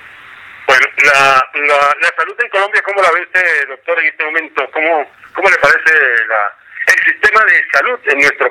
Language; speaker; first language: Spanish; native; Spanish